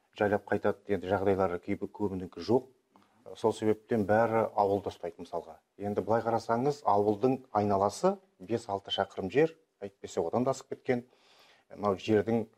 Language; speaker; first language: Kazakh; native; Kazakh